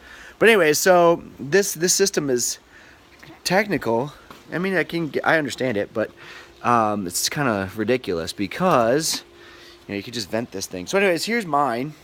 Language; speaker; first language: English; native; English